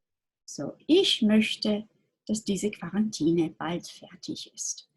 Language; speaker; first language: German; non-native, fluent; English